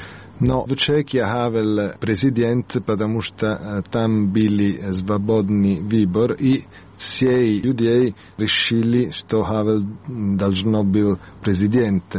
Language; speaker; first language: Russian; non-native, learner; Italian